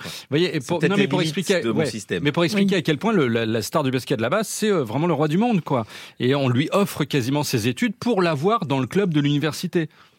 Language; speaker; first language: French; native; French